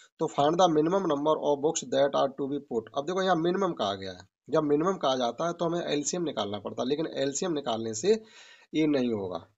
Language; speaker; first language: Hindi; native; Hindi